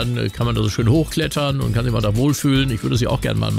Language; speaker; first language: German; native; German